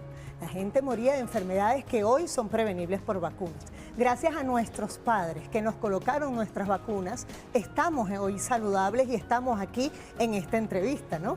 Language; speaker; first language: Spanish; native; Spanish